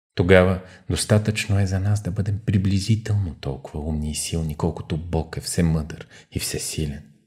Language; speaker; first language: Bulgarian; native; Bulgarian